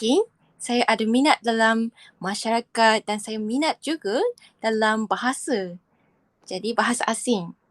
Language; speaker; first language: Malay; non-native, fluent; Japanese